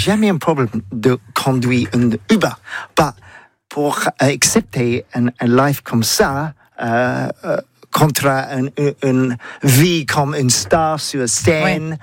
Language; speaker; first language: French; non-native, learner; English